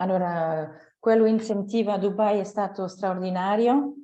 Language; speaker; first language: Italian; non-native, fluent; French